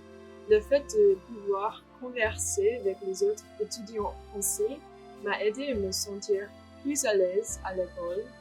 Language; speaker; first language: French; non-native, fluent; English